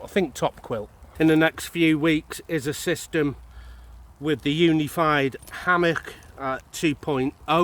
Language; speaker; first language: English; native; English